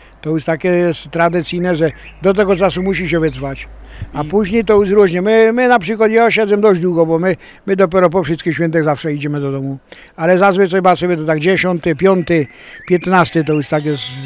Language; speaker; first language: Polish; native; Polish